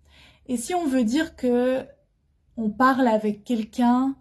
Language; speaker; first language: French; non-native, fluent; Arabic